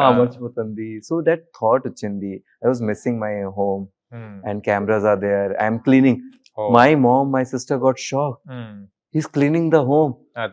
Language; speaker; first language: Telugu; non-native, learner; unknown